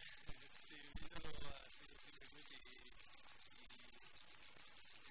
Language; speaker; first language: Spanish; non-native, fluent; Portuguese